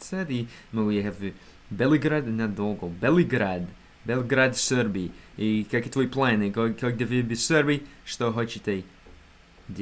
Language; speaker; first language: Russian; non-native, learner; English